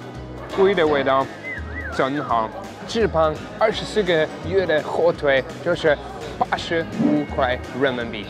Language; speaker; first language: Chinese; non-native, fluent; German